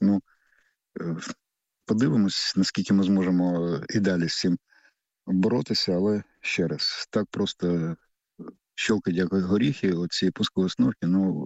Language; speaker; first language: Ukrainian; native; Ukrainian